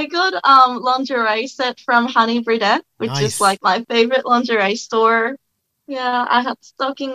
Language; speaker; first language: English; non-native, local second language; Japanese